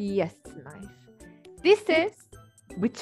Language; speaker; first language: English; non-native, fluent; Turkish